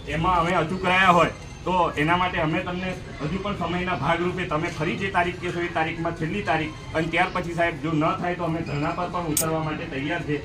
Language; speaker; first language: Gujarati; native; Gujarati